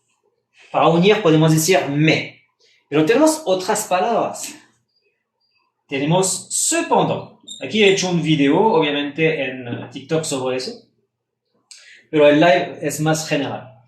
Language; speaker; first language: Spanish; non-native, fluent; French